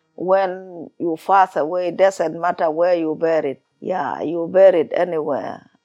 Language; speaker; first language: English; non-native, learner; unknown